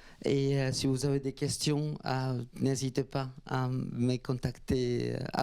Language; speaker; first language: French; non-native, fluent; Spanish